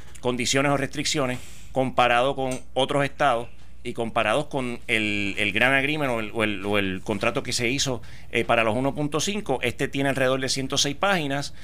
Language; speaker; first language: Spanish; native; Spanish